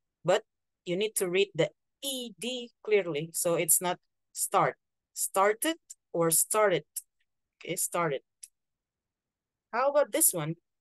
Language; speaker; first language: English; non-native, fluent; Indonesian